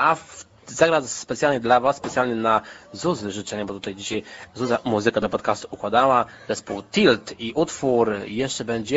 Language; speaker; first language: Polish; native; Polish